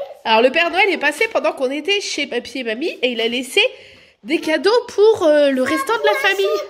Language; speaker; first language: French; native; French